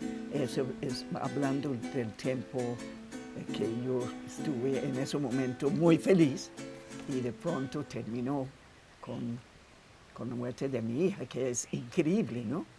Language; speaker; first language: Spanish; non-native, fluent; English